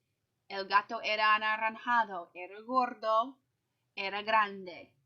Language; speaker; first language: Spanish; non-native, fluent; English